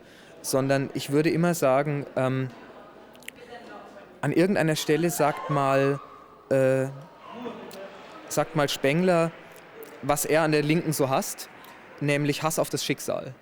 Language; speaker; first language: German; native; German